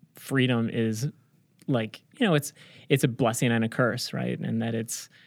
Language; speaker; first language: English; early bilingual, other home language; Arabic